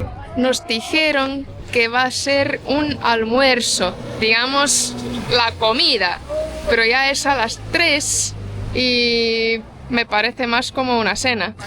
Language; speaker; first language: Spanish; non-native, fluent; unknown